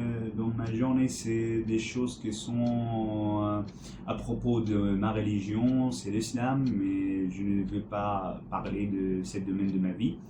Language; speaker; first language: French; non-native, learner; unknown